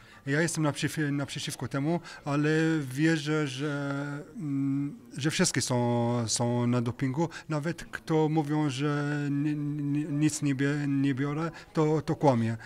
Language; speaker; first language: Polish; non-native, learner; French